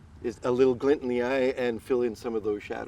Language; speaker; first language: English; native; English